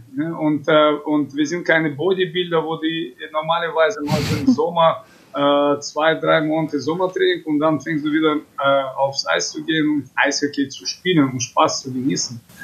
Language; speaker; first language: German; non-native, fluent; Russian